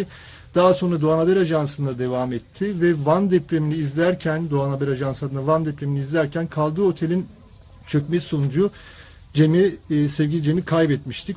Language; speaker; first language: Turkish; native; Turkish